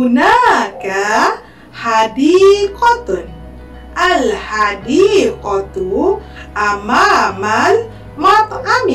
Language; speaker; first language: Arabic; non-native, fluent; Malay